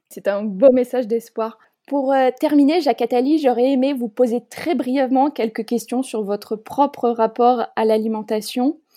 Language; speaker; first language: French; native; French